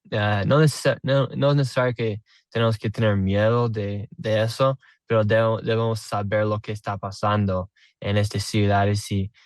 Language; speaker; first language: Spanish; non-native, learner; English